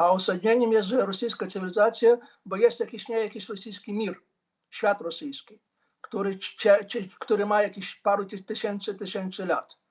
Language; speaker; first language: Polish; non-native, fluent; Ukrainian